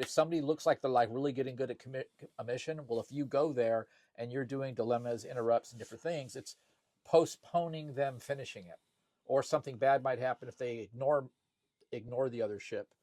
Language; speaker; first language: English; native; English